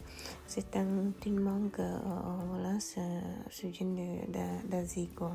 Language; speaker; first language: French; non-native, fluent; Khmer